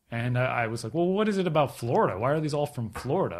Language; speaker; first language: English; native; English